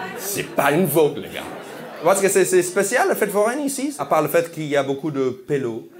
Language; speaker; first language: French; non-native, fluent; English